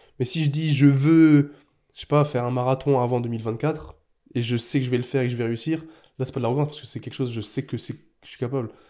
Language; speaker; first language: French; native; French